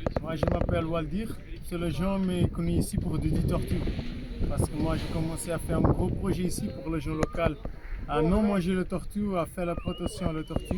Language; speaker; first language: French; non-native, fluent; Kabuverdianu